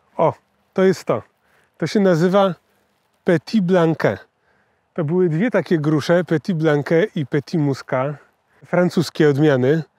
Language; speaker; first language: Polish; native; Polish